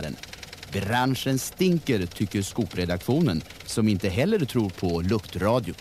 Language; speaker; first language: Swedish; native; Swedish